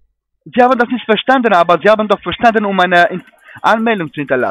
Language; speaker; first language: German; non-native, fluent; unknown